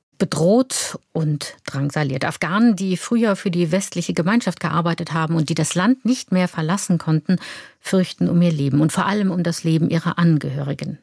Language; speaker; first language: German; native; German